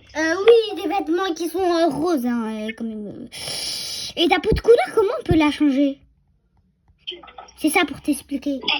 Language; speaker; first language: French; native; French